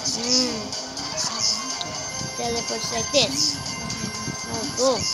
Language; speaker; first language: English; non-native, local second language; Filipino